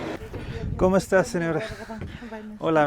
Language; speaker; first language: Spanish; non-native, learner; Hindi